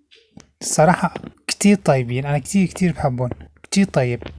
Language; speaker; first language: Arabic; native; Arabic